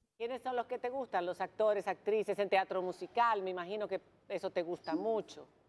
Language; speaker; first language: Spanish; native; Spanish